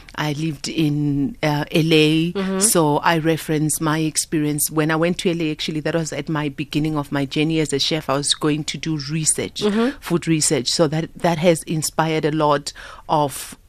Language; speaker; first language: English; non-native, local second language; Southern Sotho